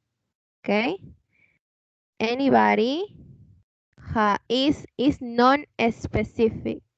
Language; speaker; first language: English; non-native, fluent; Spanish